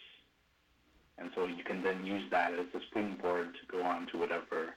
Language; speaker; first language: English; native; English